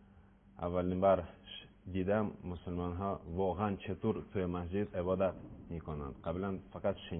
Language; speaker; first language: Persian; non-native, learner; Russian